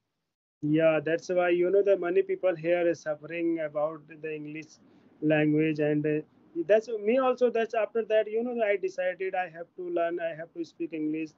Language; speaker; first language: English; non-native, learner; Hindi